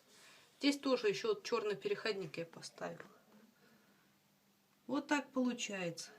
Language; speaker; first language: Russian; native; Russian